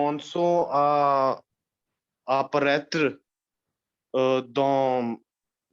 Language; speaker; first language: French; non-native, learner; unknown